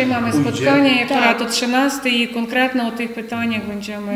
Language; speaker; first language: Polish; non-native, fluent; Ukrainian